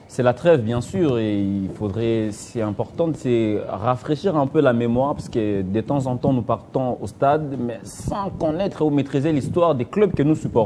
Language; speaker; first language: French; non-native, local second language; Lingala